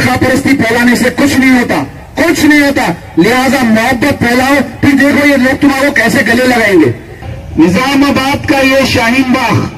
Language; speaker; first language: Urdu; native; Urdu